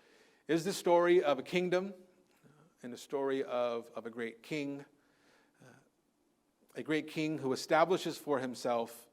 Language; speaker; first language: English; native; English